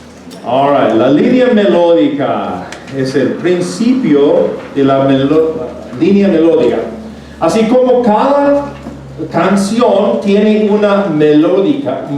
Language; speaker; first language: Spanish; non-native, fluent; English